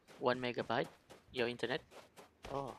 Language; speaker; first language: English; non-native, learner; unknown